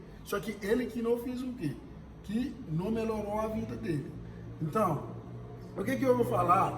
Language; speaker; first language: Portuguese; non-native, fluent; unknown